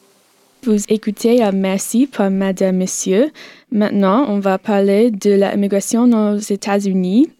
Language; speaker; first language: French; non-native, learner; English